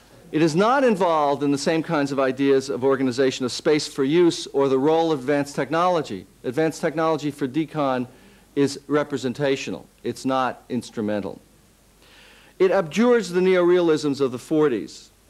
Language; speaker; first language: English; native; English